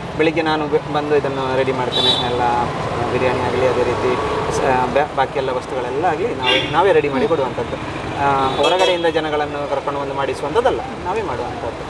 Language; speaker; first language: Kannada; non-native, local second language; Malayalam